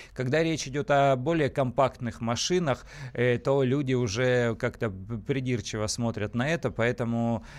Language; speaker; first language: Russian; native; Russian